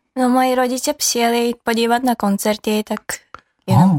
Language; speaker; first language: Czech; non-native, learner; Japanese